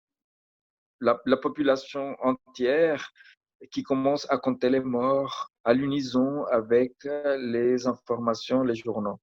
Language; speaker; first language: French; non-native, fluent; Spanish